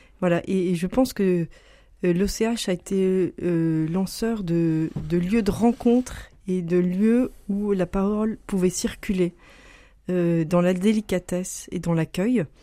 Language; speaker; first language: French; native; French